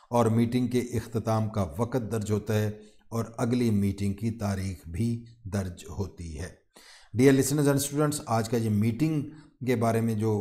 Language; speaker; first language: Urdu; non-native, local second language; Punjabi